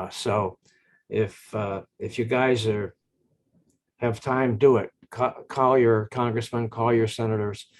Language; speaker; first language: English; native; English